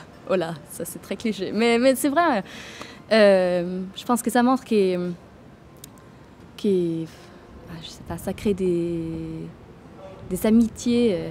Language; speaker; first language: French; non-native, fluent; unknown